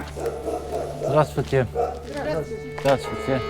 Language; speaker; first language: Russian; non-native, fluent; Dutch